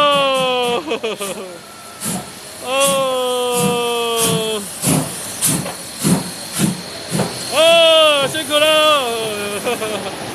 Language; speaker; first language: Chinese; native; Chinese